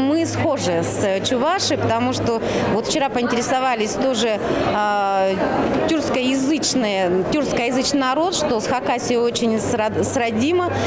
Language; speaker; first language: Russian; non-native, local second language; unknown